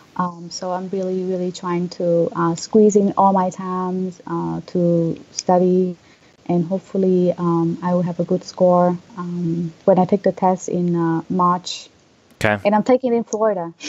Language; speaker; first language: English; non-native, fluent; Vietnamese